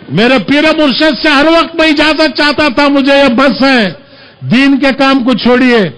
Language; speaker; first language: Urdu; native; Urdu